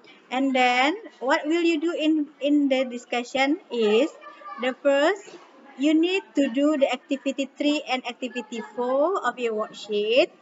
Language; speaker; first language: English; non-native, fluent; Indonesian